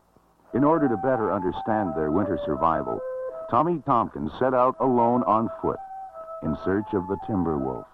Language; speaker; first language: English; native; English